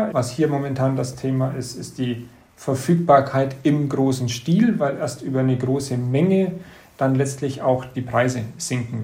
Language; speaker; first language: German; native; German